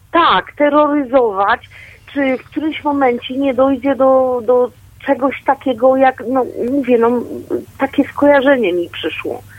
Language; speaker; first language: Polish; native; Polish